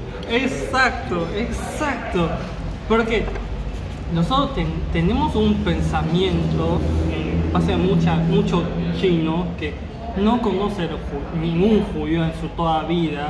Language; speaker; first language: Spanish; non-native, learner; Chinese